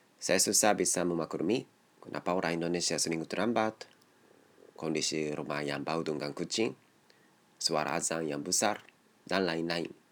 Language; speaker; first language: Indonesian; non-native, learner; Japanese